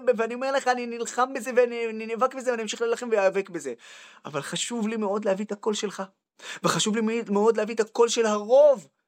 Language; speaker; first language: Hebrew; non-native, local second language; Arabic